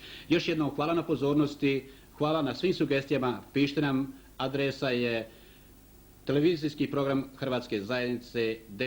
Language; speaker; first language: Croatian; native; Croatian